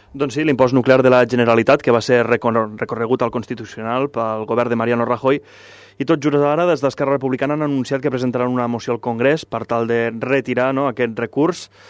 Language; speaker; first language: Catalan; native; Catalan